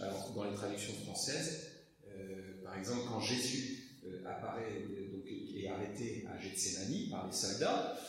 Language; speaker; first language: French; native; French